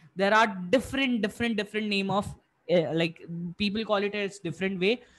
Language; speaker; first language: English; non-native, local second language; Hindi